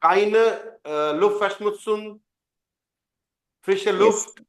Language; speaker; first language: German; non-native, fluent; Hindi